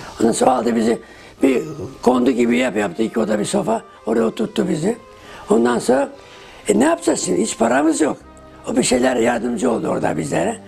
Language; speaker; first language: Turkish; native; Turkish